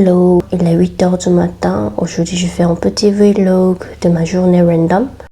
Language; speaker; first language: French; non-native, fluent; Korean